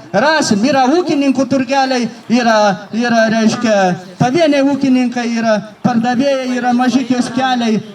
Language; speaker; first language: Lithuanian; native; Lithuanian